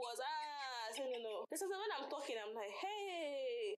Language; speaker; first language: English; non-native, local second language; Igbo